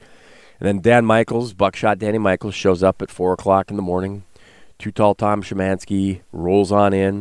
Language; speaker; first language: English; native; English